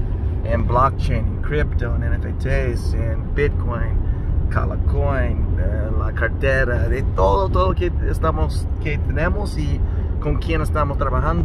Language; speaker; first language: Spanish; early bilingual, heritage; English